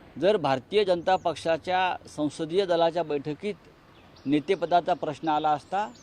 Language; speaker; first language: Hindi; non-native, local second language; Marathi